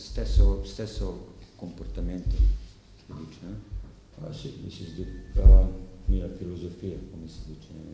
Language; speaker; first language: Italian; non-native, learner; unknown